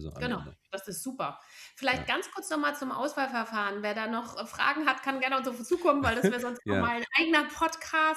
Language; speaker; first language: German; native; German